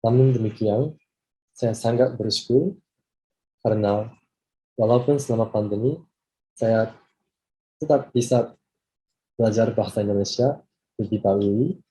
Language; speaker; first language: Indonesian; non-native, fluent; Japanese